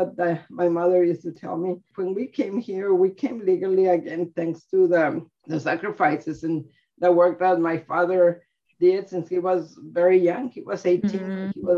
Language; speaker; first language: English; early bilingual, other home language; Spanish